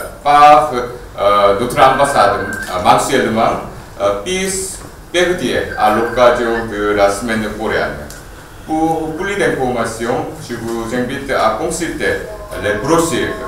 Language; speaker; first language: French; non-native, fluent; Korean